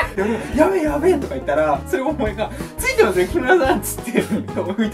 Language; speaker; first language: Japanese; native; Japanese